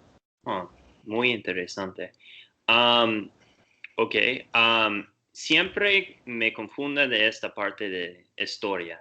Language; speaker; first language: Spanish; non-native, learner; English